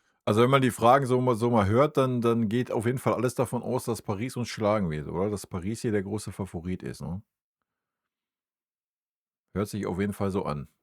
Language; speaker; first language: German; native; German